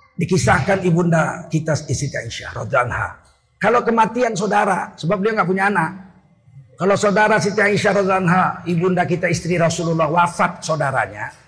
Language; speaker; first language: Indonesian; native; Indonesian